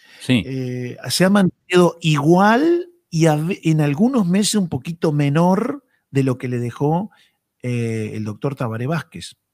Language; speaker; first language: Spanish; native; Spanish